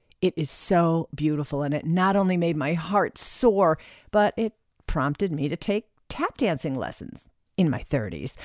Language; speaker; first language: English; native; English